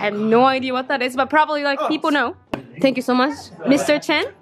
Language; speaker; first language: English; non-native, fluent; Japanese